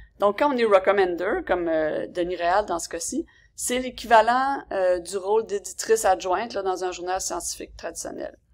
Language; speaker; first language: French; native; French